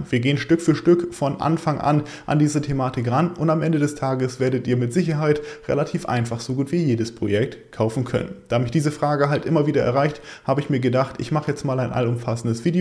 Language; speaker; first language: German; native; German